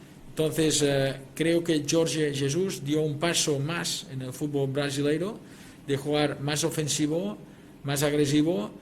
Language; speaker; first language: Spanish; non-native, local second language; Catalan